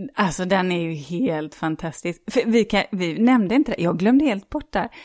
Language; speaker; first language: Swedish; native; Swedish